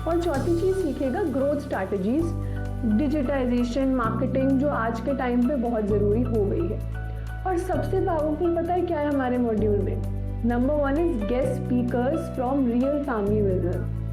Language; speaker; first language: Hindi; native; Hindi